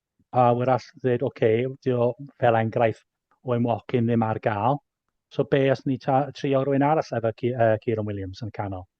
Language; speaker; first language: Welsh; native; Welsh